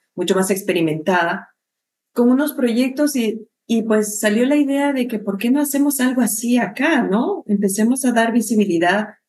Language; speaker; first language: Spanish; native; Spanish